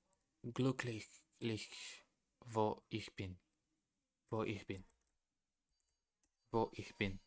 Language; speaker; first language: German; non-native, learner; Portuguese